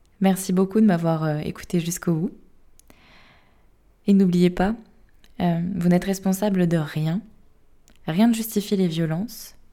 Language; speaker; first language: French; native; French